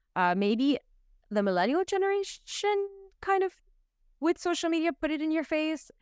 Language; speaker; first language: English; early bilingual, other home language; Spanish